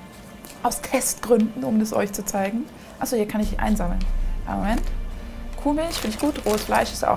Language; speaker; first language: German; native; German